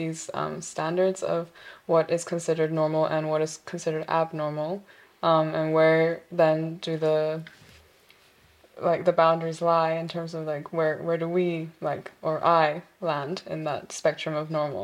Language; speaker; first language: English; non-native, local second language; Korean